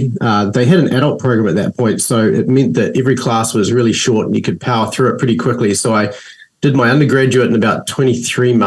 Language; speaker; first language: English; native; English